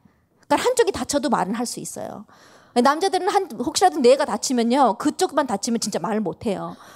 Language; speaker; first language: Korean; early bilingual, heritage; Korean